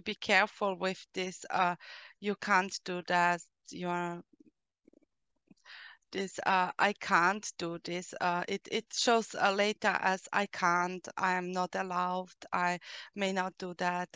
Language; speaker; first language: English; non-native, fluent; German